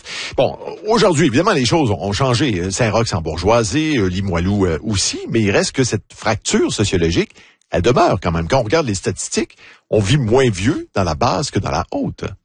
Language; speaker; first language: French; native; French